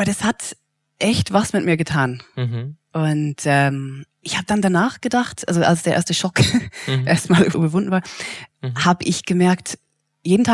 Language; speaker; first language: German; non-native, fluent; English